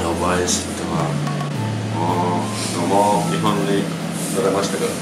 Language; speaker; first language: Japanese; non-native, learner; Finnish